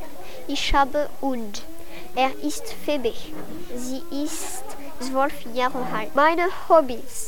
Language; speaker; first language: German; non-native, learner; French